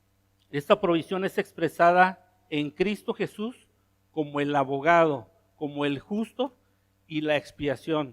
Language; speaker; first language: Spanish; native; Spanish